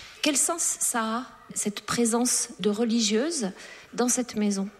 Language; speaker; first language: French; native; French